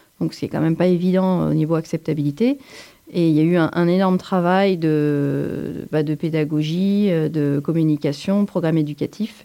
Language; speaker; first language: French; native; French